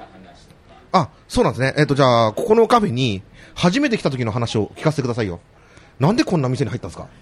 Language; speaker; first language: Japanese; native; Japanese